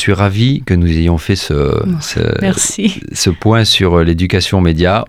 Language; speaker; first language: French; native; French